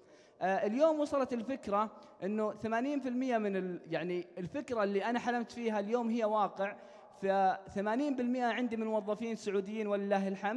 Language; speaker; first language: Arabic; native; Arabic